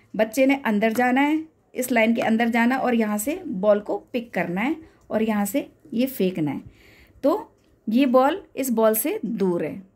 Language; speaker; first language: Hindi; native; Hindi